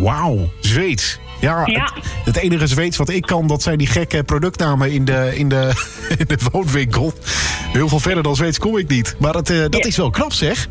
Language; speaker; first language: Dutch; native; Dutch